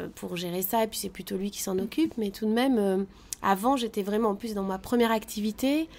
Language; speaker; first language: French; native; French